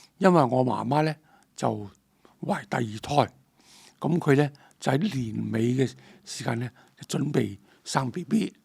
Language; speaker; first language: Cantonese; native; Cantonese